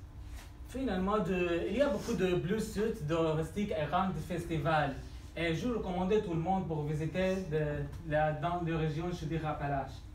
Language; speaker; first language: French; non-native, learner; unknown